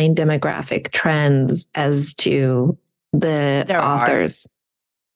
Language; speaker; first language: English; non-native, fluent; Russian